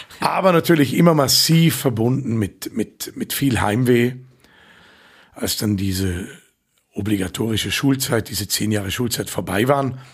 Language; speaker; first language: German; native; German